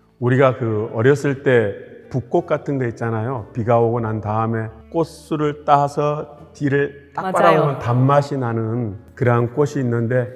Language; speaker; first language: Korean; native; Korean